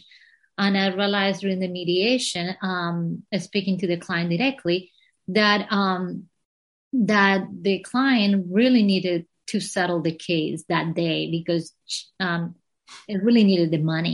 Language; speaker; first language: English; non-native, fluent; Spanish